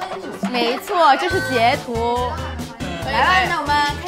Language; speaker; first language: Chinese; native; Chinese